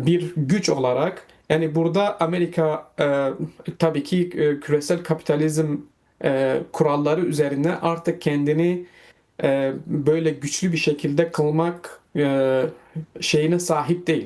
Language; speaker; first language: Turkish; non-native, fluent; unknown